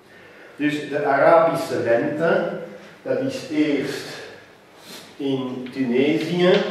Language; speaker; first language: Dutch; non-native, local second language; French